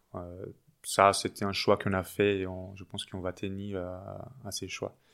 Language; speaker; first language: French; non-native, fluent; Spanish